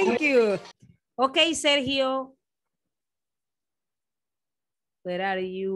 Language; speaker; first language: English; non-native, learner; Spanish